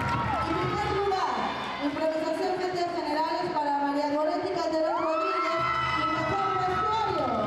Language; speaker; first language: Spanish; native; Spanish